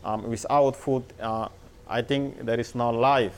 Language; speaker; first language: English; non-native, learner; Arabic